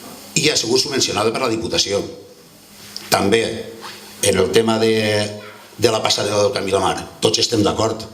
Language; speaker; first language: Catalan; native; Catalan